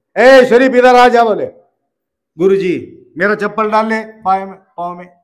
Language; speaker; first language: Hindi; non-native, local second language; Marathi